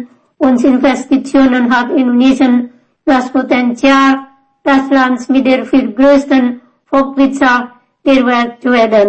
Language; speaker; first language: German; non-native, fluent; Indonesian